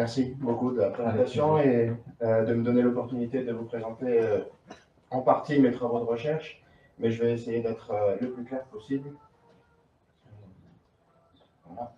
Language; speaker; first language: French; native; French